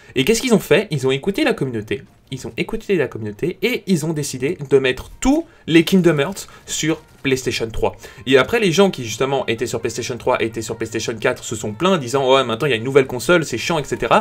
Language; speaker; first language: French; native; French